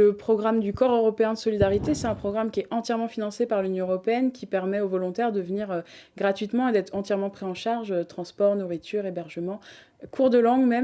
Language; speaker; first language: French; native; French